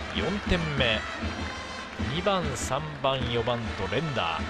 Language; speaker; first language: Japanese; native; Japanese